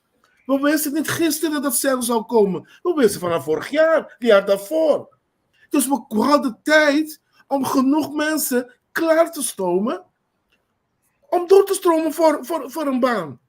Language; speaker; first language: Dutch; non-native, local second language; Papiamento